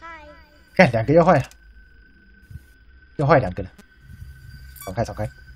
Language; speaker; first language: Chinese; native; Chinese